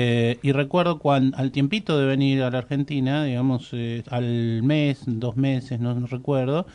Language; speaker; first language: Spanish; native; Spanish